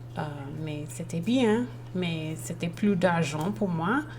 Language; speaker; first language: French; non-native, learner; English